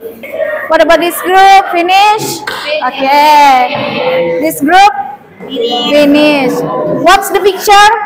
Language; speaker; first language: English; non-native, learner; Indonesian